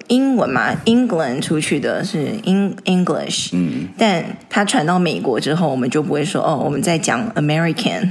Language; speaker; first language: Chinese; native; Chinese